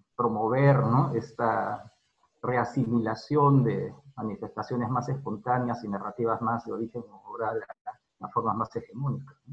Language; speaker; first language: Spanish; native; Spanish